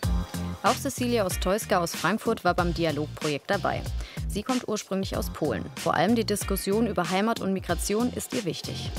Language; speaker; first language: German; native; German